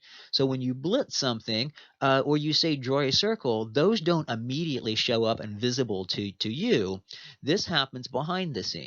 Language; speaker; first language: English; native; English